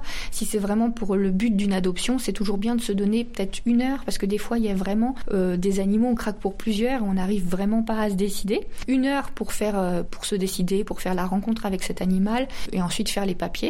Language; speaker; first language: French; native; French